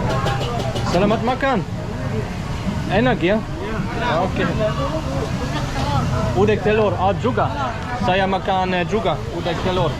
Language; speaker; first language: Indonesian; non-native, learner; German